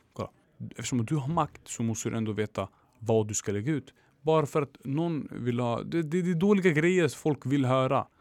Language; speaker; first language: Swedish; early bilingual, other home language; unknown